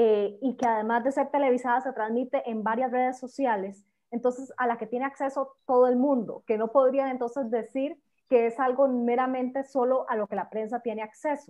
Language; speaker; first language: Spanish; native; Spanish